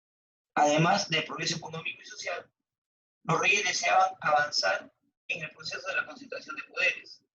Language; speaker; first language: Spanish; native; Spanish